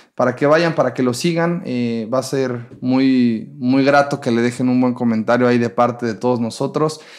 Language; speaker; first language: Spanish; native; Spanish